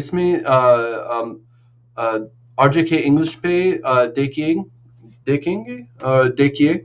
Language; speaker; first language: Hindi; non-native, learner; English